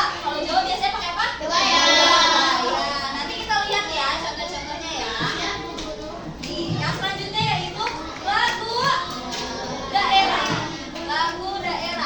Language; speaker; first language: Indonesian; native; Indonesian